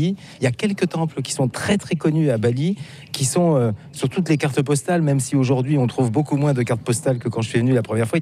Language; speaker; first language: French; native; French